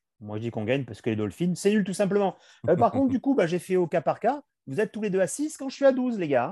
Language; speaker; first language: French; native; French